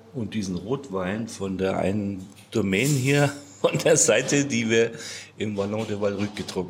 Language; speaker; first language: German; native; German